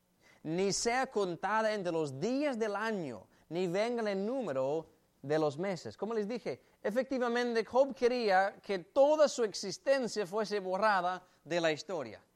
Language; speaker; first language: Spanish; native; Spanish